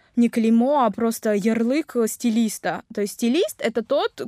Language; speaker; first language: Russian; non-native, local second language; Vietnamese